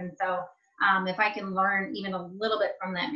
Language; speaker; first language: English; native; English